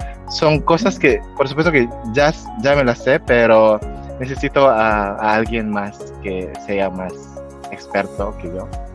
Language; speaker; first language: Spanish; non-native, fluent; Filipino